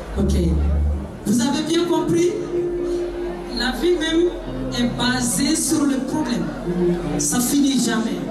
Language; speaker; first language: French; non-native, local second language; Bambara